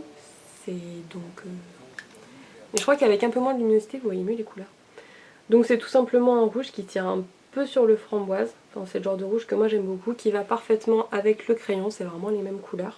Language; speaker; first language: French; native; French